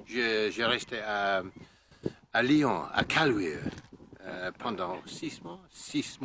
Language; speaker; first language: French; non-native, learner; English